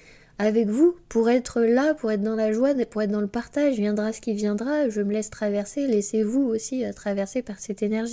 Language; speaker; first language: French; native; French